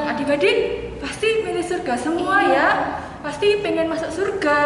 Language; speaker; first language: Indonesian; native; Indonesian